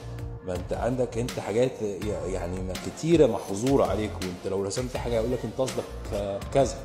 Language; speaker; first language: Arabic; native; Arabic